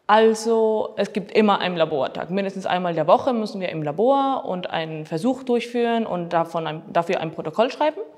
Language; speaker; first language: German; non-native, fluent; Spanish